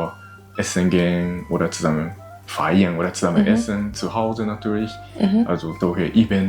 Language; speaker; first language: German; non-native, learner; Japanese